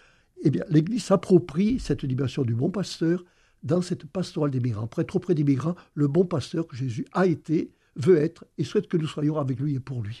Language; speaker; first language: French; native; French